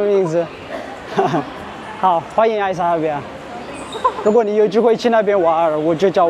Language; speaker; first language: Chinese; non-native, learner; Amharic